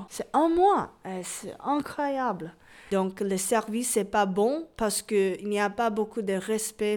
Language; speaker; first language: French; non-native, learner; Chinese